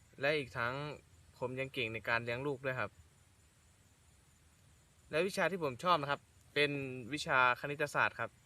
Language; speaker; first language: Thai; native; Thai